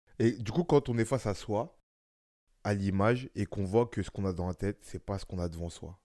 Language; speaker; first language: French; native; French